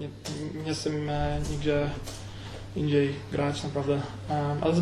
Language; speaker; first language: Polish; early bilingual, heritage; Polish